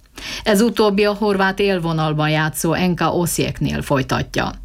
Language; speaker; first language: Hungarian; native; Hungarian